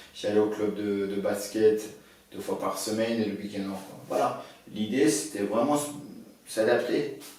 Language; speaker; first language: French; early bilingual, other home language; Persian